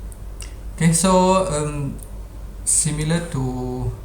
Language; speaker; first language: English; non-native, local second language; Malay